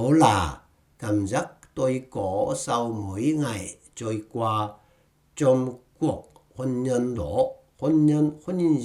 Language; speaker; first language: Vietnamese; non-native, fluent; Korean